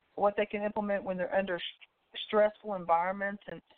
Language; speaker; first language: English; native; English